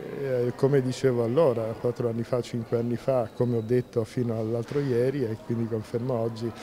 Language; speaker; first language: Italian; native; Italian